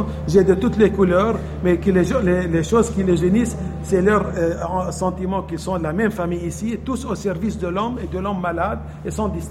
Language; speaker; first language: French; non-native, fluent; Arabic